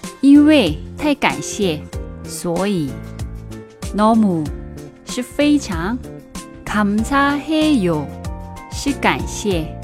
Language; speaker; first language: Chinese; non-native, fluent; Korean